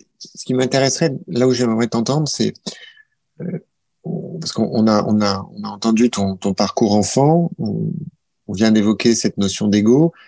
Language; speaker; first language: French; native; French